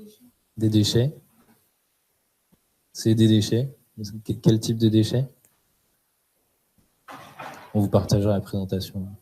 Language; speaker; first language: French; native; French